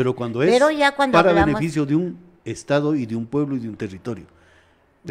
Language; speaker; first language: Spanish; native; Spanish